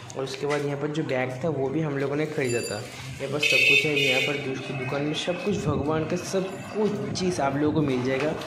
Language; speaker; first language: Hindi; non-native, local second language; Bangla